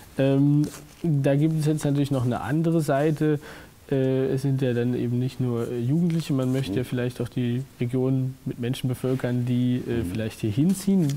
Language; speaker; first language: German; native; German